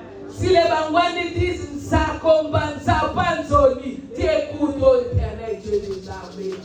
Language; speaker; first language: French; non-native, local second language; Lingala